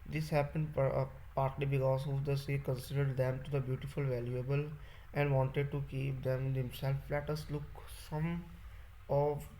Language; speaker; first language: English; non-native, local second language; Punjabi